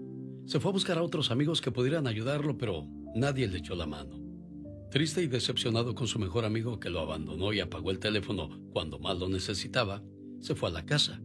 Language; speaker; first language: Spanish; native; Spanish